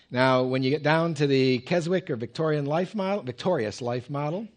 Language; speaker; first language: English; native; English